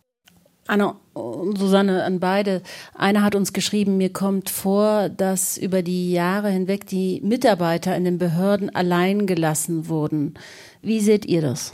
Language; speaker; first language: German; native; German